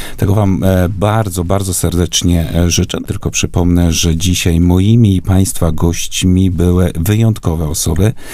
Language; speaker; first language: Polish; native; Polish